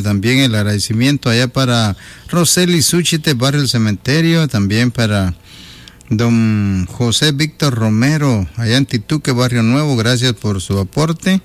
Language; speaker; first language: Spanish; native; Spanish